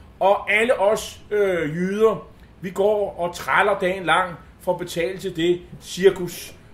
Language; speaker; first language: Danish; native; Danish